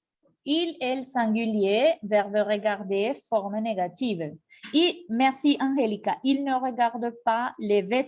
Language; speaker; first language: French; non-native, fluent; Spanish